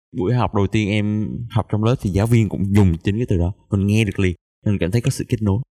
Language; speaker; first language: Vietnamese; native; Vietnamese